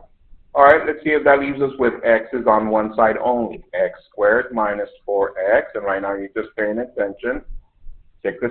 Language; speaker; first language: English; native; English